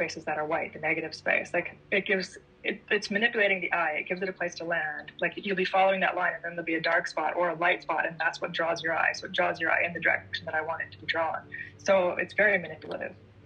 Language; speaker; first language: English; native; English